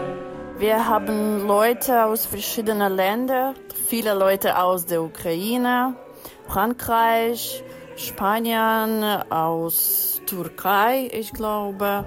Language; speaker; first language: German; non-native, learner; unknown